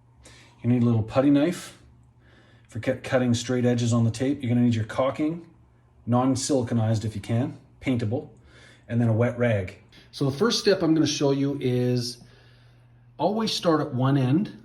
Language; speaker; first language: English; native; English